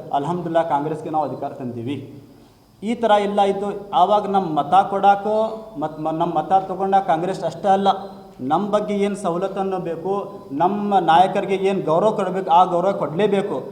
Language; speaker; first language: Kannada; non-native, local second language; Urdu